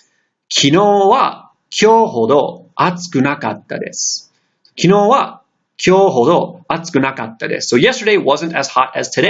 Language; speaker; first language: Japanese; non-native, fluent; English